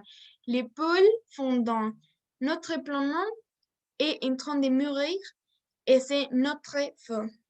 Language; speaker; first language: French; non-native, learner; Spanish